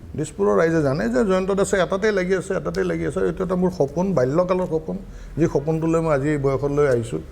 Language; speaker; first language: Assamese; native; Assamese